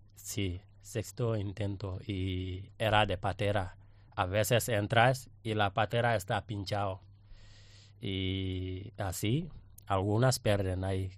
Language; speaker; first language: Spanish; non-native, fluent; Wolof